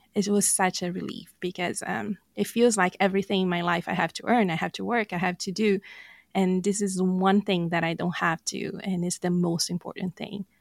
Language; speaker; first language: English; non-native, fluent; Portuguese